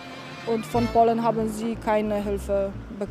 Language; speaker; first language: German; non-native, learner; Polish